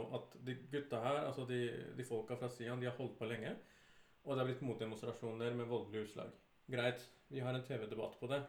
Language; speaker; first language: Norwegian; early bilingual, other home language; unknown